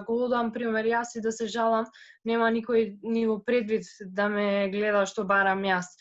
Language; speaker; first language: Macedonian; non-native, local second language; Albanian